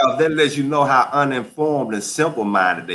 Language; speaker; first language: English; native; English